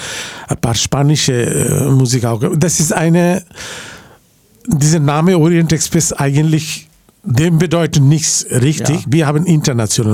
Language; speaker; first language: German; non-native, fluent; Bangla